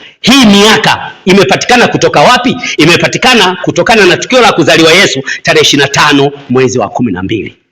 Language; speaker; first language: Swahili; native; Swahili